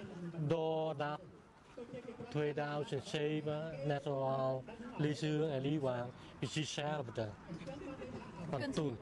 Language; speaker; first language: Dutch; non-native, learner; Khmer